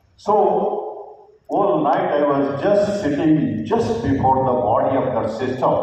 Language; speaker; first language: English; non-native, local second language; Kannada